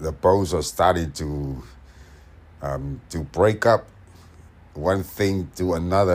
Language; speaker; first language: English; non-native, fluent; Samoan